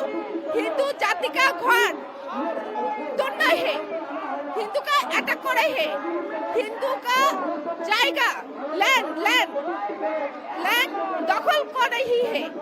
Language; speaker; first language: Hindi; non-native, local second language; Bangla